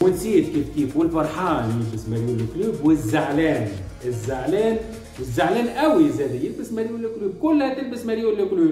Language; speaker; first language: Arabic; native; Arabic